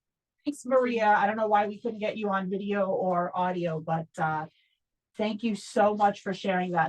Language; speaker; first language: English; native; English